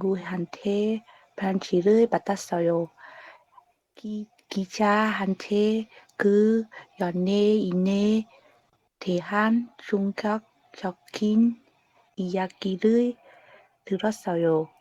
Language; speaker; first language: Korean; non-native, learner; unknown